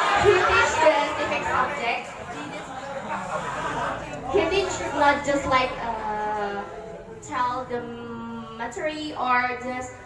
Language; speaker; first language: English; non-native, learner; Indonesian